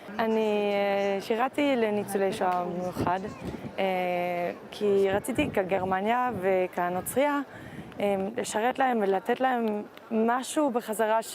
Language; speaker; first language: Hebrew; non-native, fluent; German